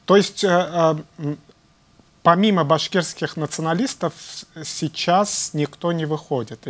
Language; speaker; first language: Russian; native; Russian